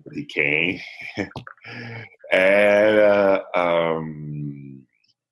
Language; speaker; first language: English; non-native, fluent; Italian